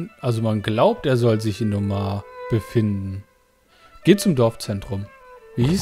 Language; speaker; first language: German; native; German